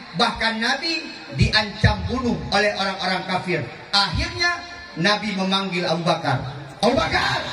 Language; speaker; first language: Malay; non-native, local second language; Achinese